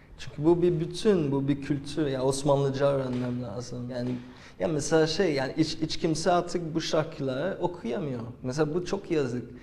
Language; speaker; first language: Turkish; non-native, fluent; French